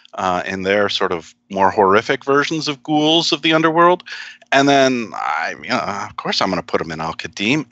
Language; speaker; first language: English; native; English